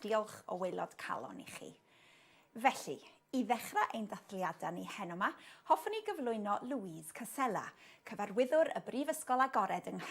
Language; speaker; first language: Welsh; native; Welsh